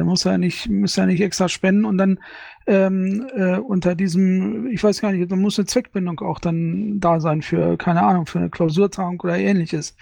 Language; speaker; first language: German; native; German